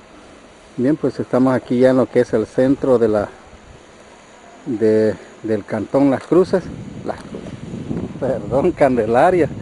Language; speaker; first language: Spanish; native; Spanish